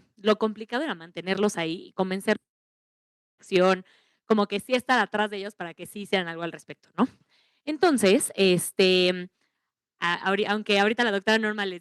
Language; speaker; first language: Spanish; native; Spanish